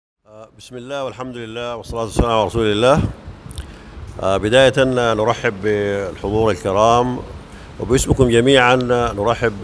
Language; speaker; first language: Arabic; native; Arabic